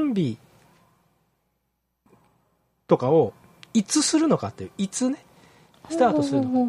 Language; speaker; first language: Japanese; native; Japanese